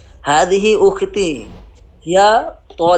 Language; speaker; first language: Arabic; non-native, learner; Bangla